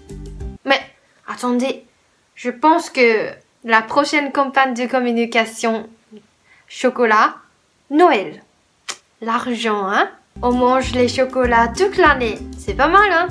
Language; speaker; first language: French; non-native, fluent; Japanese